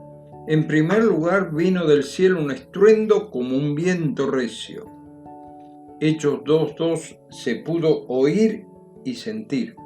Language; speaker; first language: Spanish; native; Spanish